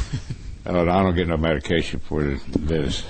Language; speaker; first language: English; native; English